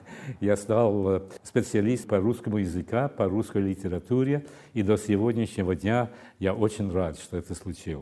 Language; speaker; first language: Russian; non-native, fluent; English